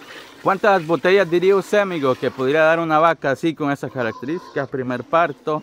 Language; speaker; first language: Spanish; native; Spanish